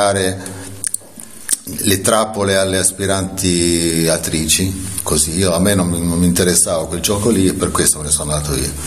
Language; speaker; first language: Italian; native; Italian